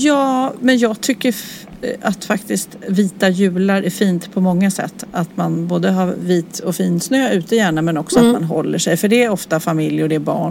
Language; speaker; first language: Swedish; native; Swedish